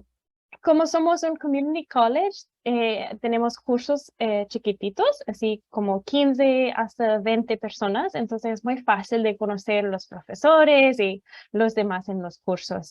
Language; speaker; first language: Spanish; non-native, fluent; English